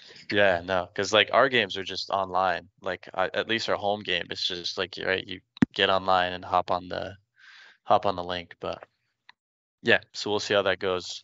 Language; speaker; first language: English; non-native, fluent; French